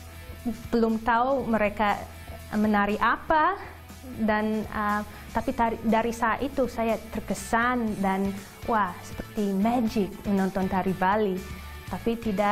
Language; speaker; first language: Indonesian; non-native, fluent; English